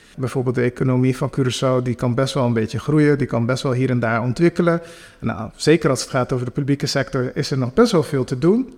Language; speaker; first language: Dutch; non-native, local second language; Papiamento